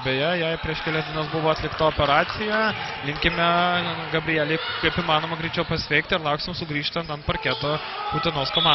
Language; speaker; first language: Lithuanian; native; Lithuanian